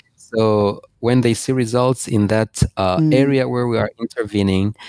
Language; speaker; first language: English; non-native, fluent; Rundi